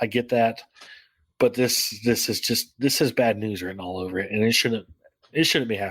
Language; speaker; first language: English; native; English